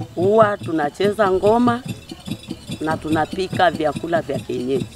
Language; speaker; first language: Swahili; non-native, local second language; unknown